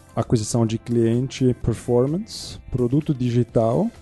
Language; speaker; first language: Portuguese; non-native, fluent; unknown